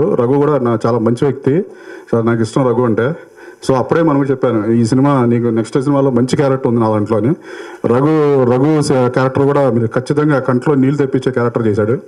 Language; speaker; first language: Telugu; native; Telugu